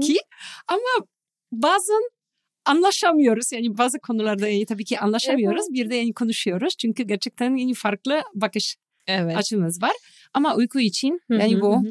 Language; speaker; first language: Turkish; non-native, fluent; Polish